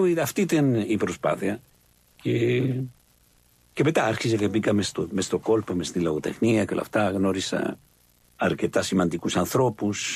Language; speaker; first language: Greek; non-native, fluent; Spanish